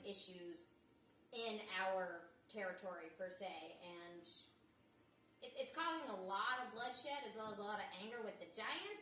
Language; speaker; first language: English; native; English